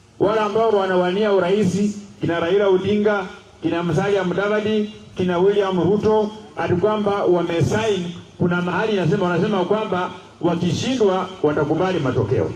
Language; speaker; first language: Swahili; non-native, local second language; Luyia